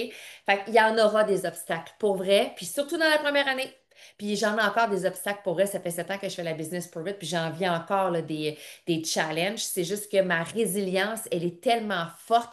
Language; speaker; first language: French; native; French